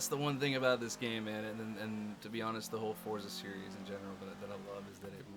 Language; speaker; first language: English; native; English